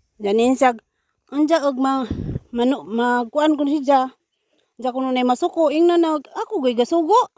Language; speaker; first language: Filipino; non-native, local second language; Cebuano